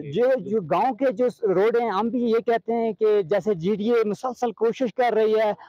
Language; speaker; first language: Urdu; native; Urdu